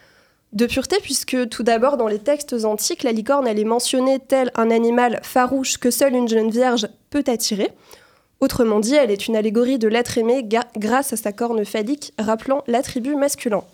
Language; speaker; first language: French; native; French